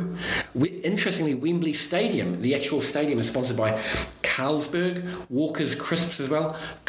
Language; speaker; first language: English; native; English